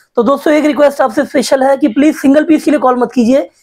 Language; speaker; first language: Hindi; native; Hindi